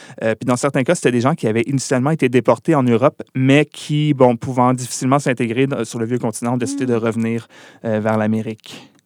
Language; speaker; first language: French; native; French